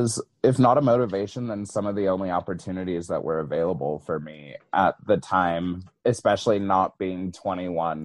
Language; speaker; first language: English; native; English